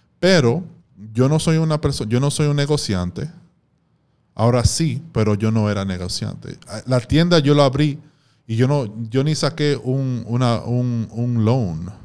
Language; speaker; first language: Spanish; early bilingual, heritage; Spanish